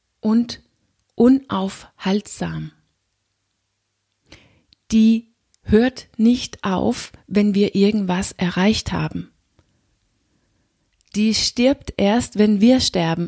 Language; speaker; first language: German; non-native, fluent; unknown